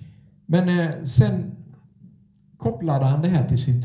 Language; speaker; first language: Swedish; non-native, fluent; English